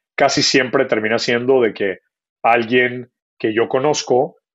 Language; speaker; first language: Spanish; native; Spanish